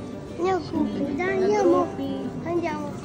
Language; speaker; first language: Italian; early bilingual, other home language; Filipino